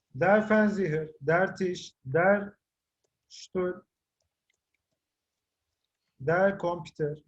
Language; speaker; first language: German; non-native, fluent; Turkish